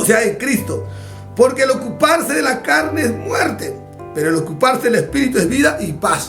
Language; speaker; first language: Spanish; native; Spanish